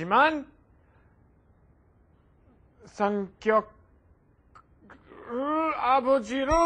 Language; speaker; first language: Korean; non-native, learner; English